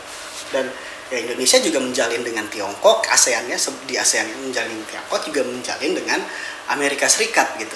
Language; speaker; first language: Indonesian; native; Indonesian